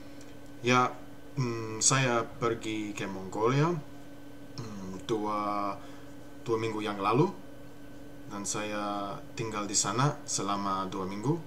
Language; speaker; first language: Indonesian; non-native, learner; English